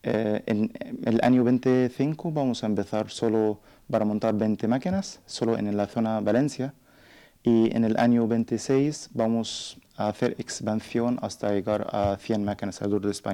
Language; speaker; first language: Spanish; non-native, learner; Arabic